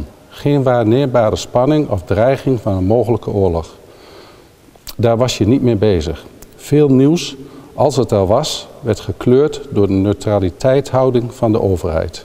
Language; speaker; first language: Dutch; native; Dutch